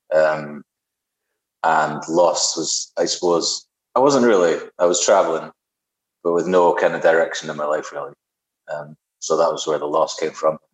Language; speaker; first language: English; native; English